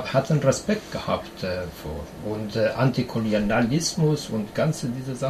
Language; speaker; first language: German; non-native, learner; Persian